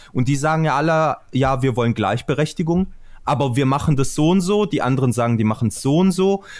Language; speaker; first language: German; early bilingual, other home language; Albanian